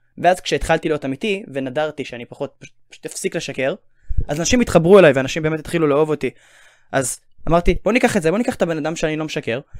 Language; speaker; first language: Hebrew; native; Hebrew